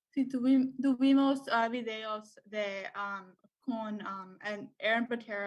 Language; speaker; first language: Spanish; non-native, learner; English